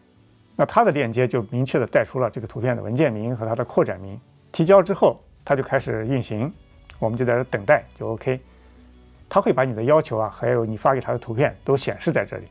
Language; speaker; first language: Chinese; native; Chinese